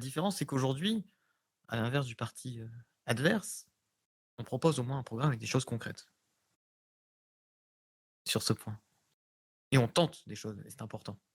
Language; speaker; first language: French; native; French